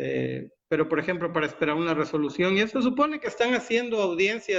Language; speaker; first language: Spanish; native; Spanish